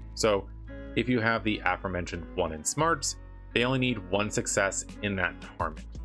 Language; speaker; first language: English; native; English